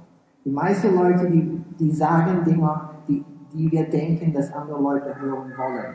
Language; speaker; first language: German; early bilingual, heritage; English